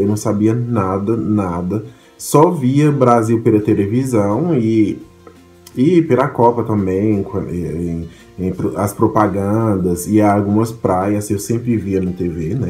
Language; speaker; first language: Portuguese; non-native, fluent; Haitian Creole